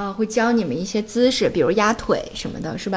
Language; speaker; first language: Chinese; native; Chinese